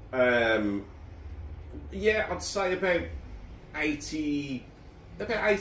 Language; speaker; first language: English; native; English